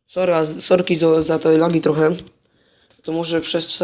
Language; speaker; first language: Polish; native; Polish